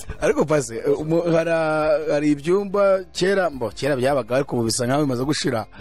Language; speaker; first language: Kinyarwanda; native; Kinyarwanda